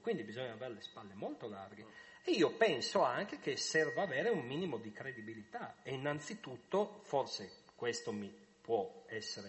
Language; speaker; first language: Italian; native; Italian